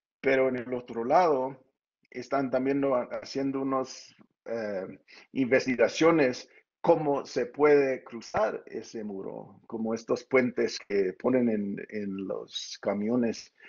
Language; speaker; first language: Spanish; early bilingual, heritage; Spanish